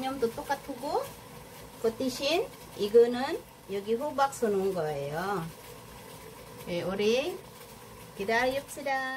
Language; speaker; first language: Korean; non-native, learner; Filipino